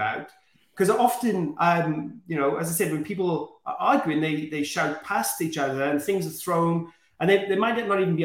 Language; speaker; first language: English; native; English